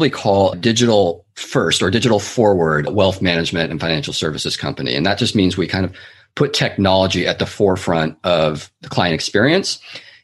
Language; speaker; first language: English; native; English